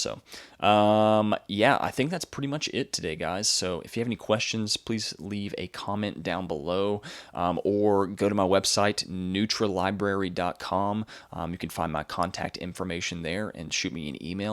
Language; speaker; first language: English; native; English